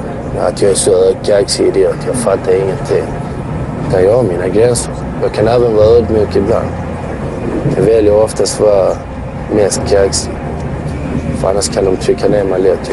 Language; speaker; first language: Swedish; early bilingual, other home language; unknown